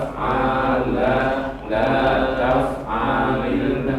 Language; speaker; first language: Arabic; non-native, learner; Indonesian